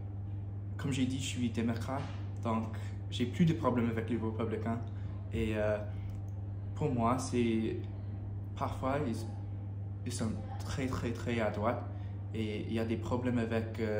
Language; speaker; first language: French; non-native, learner; English